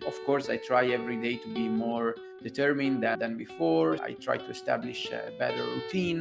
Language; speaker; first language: English; non-native, fluent; Italian